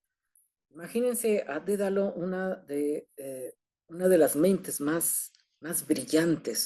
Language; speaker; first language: Spanish; native; Spanish